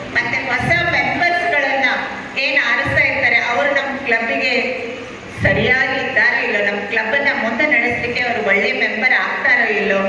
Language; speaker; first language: Kannada; native; Kannada